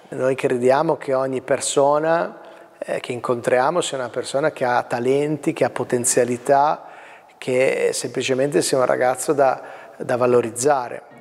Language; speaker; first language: Italian; native; Italian